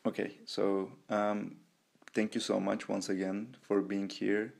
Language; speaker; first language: English; non-native, fluent; Turkish